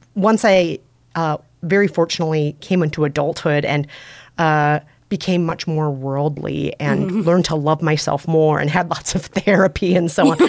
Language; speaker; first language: English; native; English